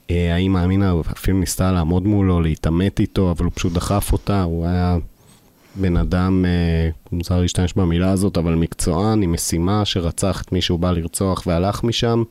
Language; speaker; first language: Hebrew; native; Hebrew